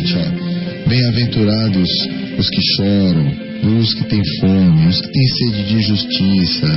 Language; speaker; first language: Portuguese; native; Portuguese